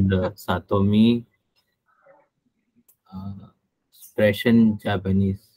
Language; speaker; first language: German; non-native, learner; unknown